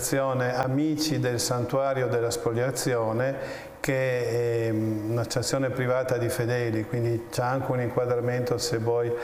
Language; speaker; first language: Italian; native; Italian